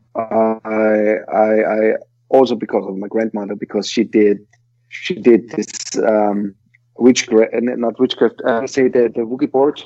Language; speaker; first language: English; non-native, fluent; German